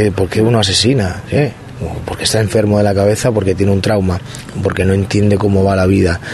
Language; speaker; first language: Spanish; native; Spanish